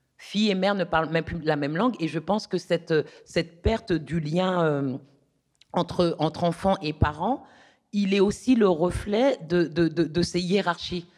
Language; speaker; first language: French; native; French